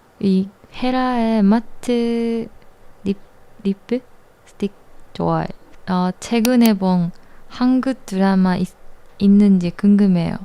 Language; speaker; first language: Korean; non-native, learner; Japanese